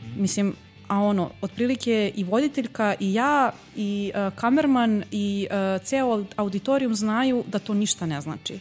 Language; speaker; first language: Serbian; native; Serbian